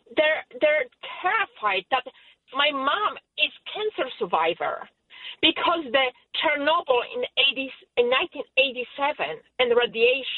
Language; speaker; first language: English; non-native, learner; Polish